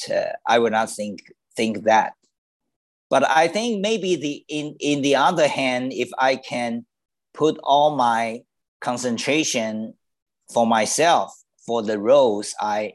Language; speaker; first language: English; non-native, learner; Chinese